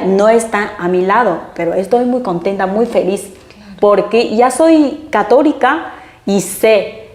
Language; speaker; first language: Spanish; non-native, fluent; Chinese